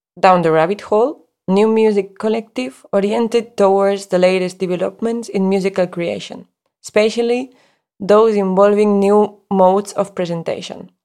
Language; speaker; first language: German; non-native, fluent; Spanish